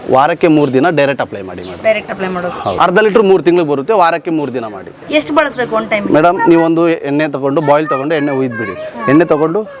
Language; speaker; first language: Kannada; non-native, local second language; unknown